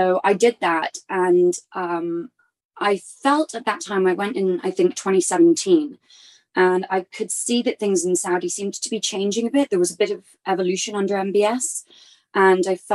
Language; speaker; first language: English; native; English